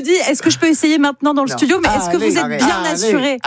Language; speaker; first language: French; native; French